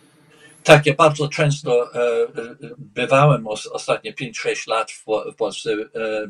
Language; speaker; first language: Polish; early bilingual, heritage; Polish